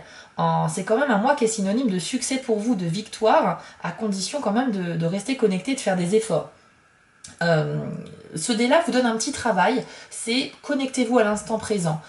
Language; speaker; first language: French; native; French